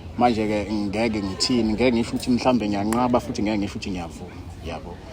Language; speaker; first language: Zulu; native; Zulu